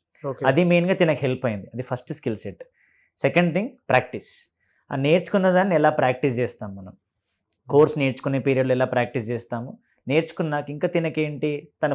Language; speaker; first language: Telugu; native; Telugu